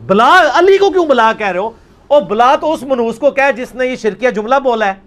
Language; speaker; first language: Urdu; non-native, local second language; Punjabi